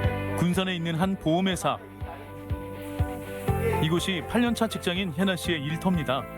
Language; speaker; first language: Korean; native; Korean